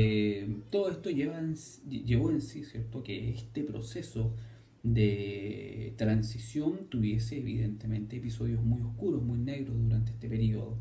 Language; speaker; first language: Spanish; native; Spanish